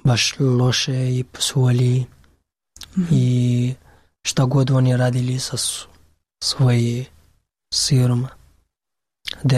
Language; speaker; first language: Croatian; non-native, learner; Pashto